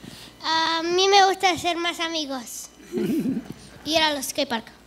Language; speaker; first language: Spanish; early bilingual, heritage; Spanish